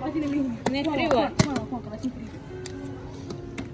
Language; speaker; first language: Swedish; early bilingual, other home language; Somali